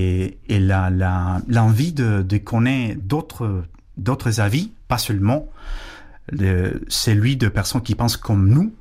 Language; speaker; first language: French; non-native, fluent; Spanish